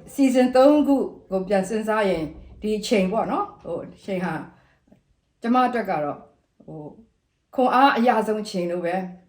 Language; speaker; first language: Burmese; non-native, local second language; S'gaw Karen